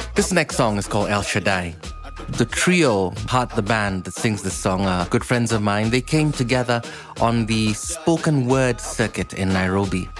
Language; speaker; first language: English; non-native, local second language; Kikuyu